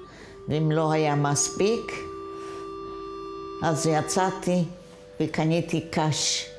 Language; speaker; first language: Hebrew; non-native, fluent; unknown